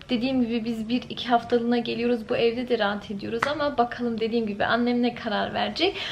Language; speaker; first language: Turkish; early bilingual, heritage; Turkish